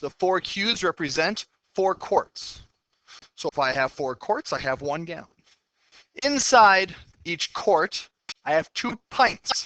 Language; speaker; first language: English; native; English